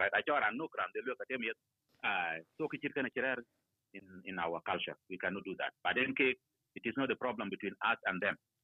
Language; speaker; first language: English; non-native, fluent; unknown